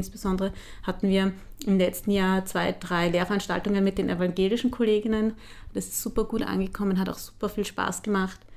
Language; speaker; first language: German; early bilingual, other home language; Arabic